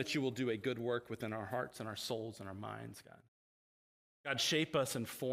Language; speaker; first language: English; native; English